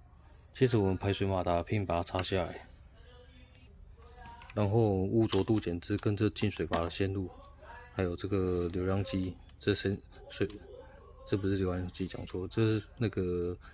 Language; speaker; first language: Chinese; native; Chinese